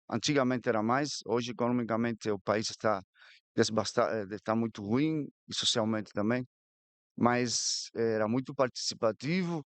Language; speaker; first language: Portuguese; non-native, fluent; Spanish